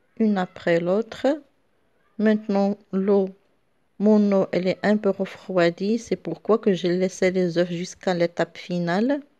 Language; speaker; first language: French; non-native, local second language; Arabic